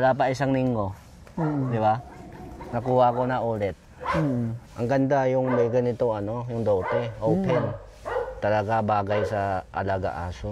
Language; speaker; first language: Filipino; non-native, learner; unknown